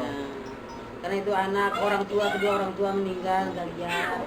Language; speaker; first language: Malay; non-native, local second language; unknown